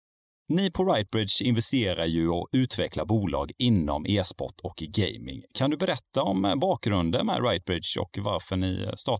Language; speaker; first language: Swedish; native; Swedish